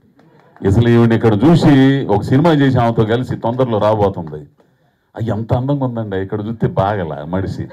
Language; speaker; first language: Telugu; native; Telugu